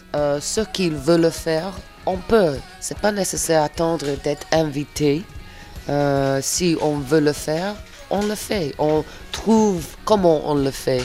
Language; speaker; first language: French; non-native, fluent; English